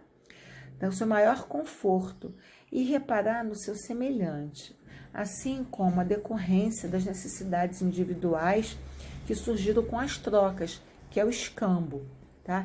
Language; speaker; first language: Portuguese; native; Portuguese